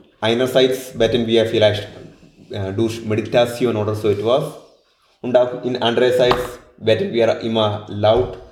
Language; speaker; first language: German; non-native, learner; Malayalam